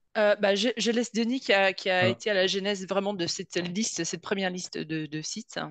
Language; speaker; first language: French; native; French